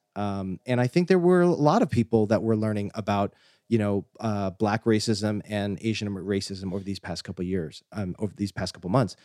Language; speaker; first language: English; native; English